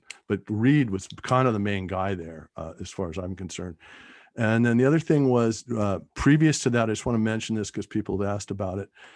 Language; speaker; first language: English; native; English